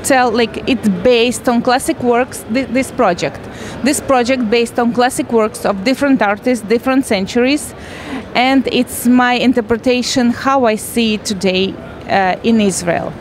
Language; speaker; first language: English; non-native, learner; Russian